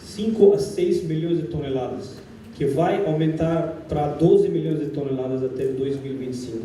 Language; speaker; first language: Portuguese; non-native, fluent; English